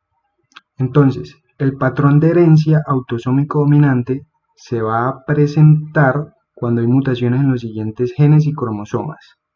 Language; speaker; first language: Spanish; native; Spanish